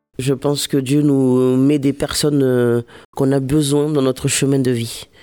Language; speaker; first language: French; early bilingual, other home language; Lingala